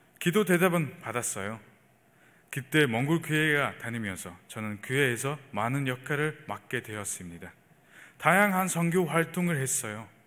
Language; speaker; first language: Korean; non-native, fluent; Mongolian